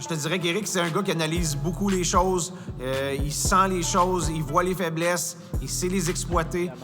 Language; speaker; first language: French; native; French